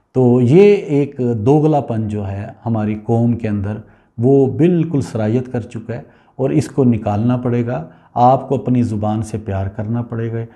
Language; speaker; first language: Urdu; non-native, local second language; Punjabi